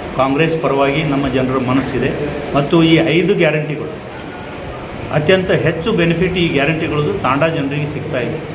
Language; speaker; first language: Kannada; non-native, local second language; Lambadi